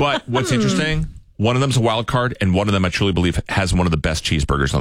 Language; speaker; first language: English; native; English